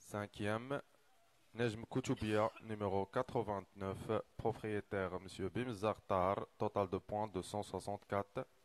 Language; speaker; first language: French; non-native, local second language; Arabic